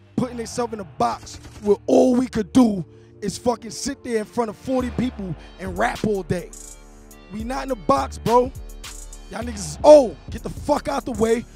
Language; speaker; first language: English; native; English